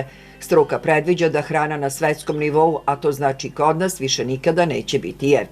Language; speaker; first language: Serbian; native; Serbian